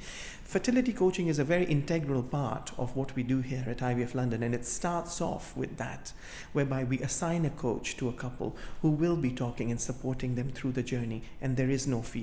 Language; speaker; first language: English; non-native, local second language; Gujarati